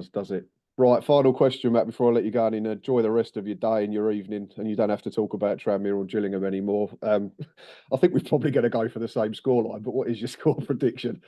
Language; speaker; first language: English; native; English